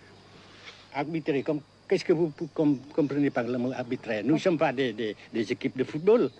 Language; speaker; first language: French; non-native, local second language; Vietnamese